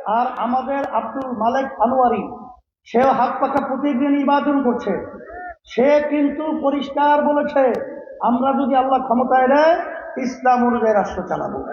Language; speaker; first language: Bangla; native; Bangla